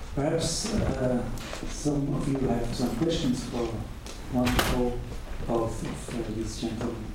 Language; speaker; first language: English; non-native, fluent; Dutch